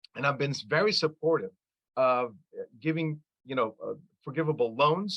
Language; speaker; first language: English; early bilingual, other home language; Arabic